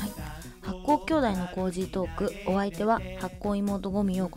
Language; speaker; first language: Japanese; native; Japanese